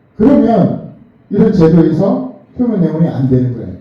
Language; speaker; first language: Korean; native; Korean